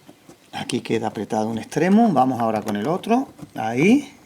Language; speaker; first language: Spanish; native; Spanish